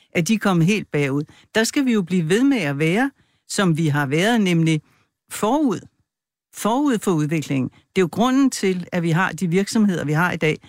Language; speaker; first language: Danish; native; Danish